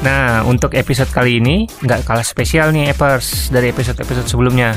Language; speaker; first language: Indonesian; non-native, local second language; Javanese